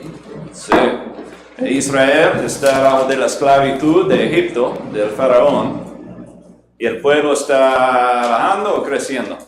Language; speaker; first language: Spanish; non-native, fluent; English